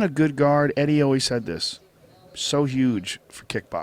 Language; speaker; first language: English; native; English